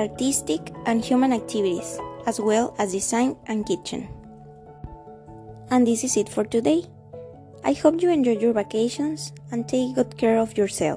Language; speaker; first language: English; non-native, learner; Spanish